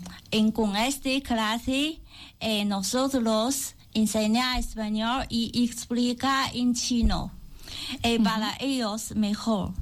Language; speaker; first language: Spanish; non-native, learner; Chinese